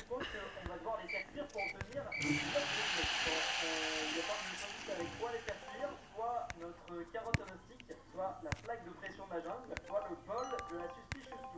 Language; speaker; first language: French; native; French